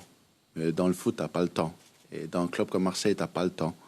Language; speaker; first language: French; early bilingual, heritage; Danish